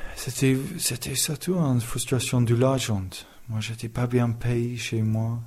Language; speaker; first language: French; non-native, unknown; English